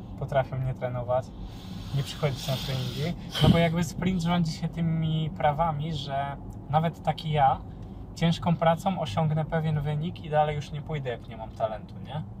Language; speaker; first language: Polish; native; Polish